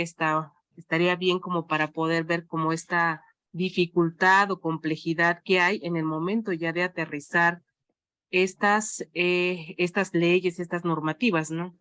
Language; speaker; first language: Spanish; native; Spanish